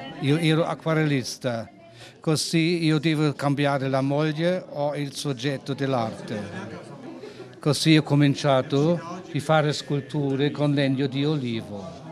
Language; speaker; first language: Italian; non-native, learner; German